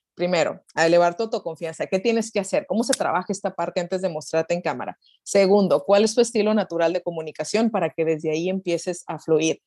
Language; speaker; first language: Spanish; native; Spanish